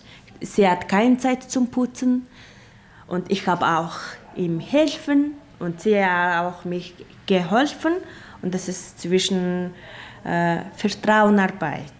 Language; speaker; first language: German; non-native, learner; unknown